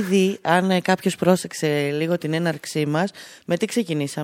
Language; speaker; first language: Greek; native; Greek